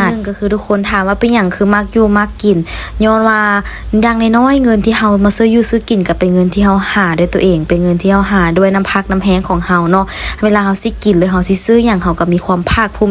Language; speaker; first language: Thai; non-native, learner; Lao